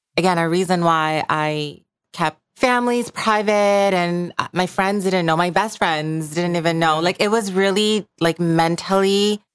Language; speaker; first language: English; early bilingual, other home language; Bangla